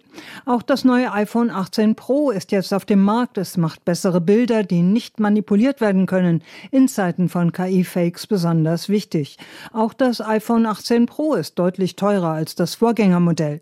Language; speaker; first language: German; native; German